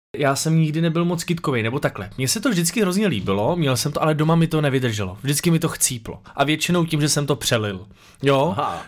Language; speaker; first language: Czech; native; Czech